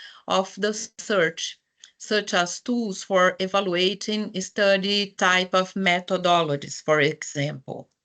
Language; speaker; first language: English; non-native, fluent; Portuguese